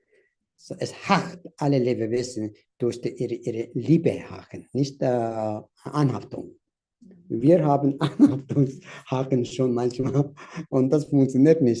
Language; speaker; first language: German; non-native, fluent; Tibetan